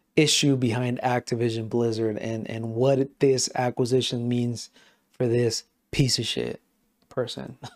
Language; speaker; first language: English; non-native, fluent; Spanish